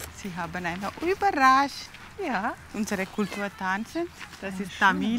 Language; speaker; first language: German; non-native, learner; Tamil